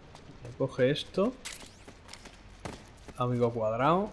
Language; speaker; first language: Spanish; native; Spanish